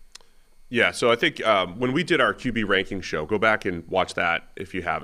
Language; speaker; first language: English; native; English